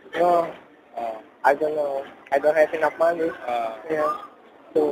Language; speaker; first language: English; non-native, learner; Indonesian